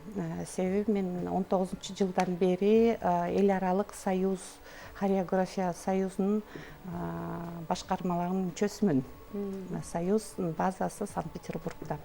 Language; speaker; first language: Kyrgyz; native; Kyrgyz